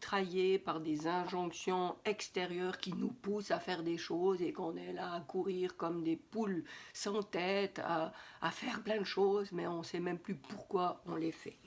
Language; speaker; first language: French; native; French